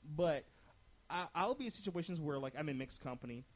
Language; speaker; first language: English; native; English